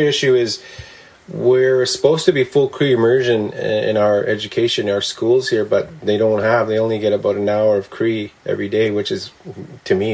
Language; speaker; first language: English; non-native, local second language; Cree